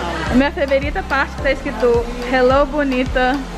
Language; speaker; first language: Portuguese; early bilingual, other home language; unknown